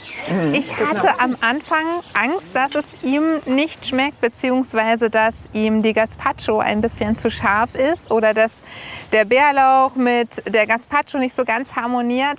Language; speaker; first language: German; native; German